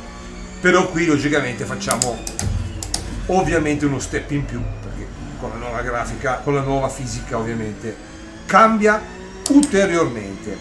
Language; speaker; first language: Italian; native; Italian